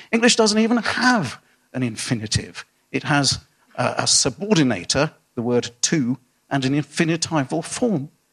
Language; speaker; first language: English; native; English